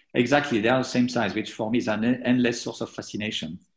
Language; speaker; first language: English; non-native, fluent; French